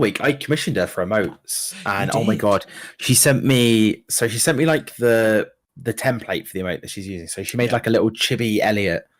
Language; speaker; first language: English; native; English